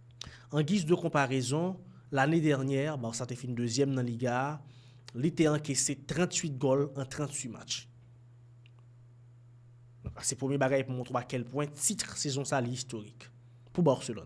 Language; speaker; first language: French; non-native, local second language; Haitian Creole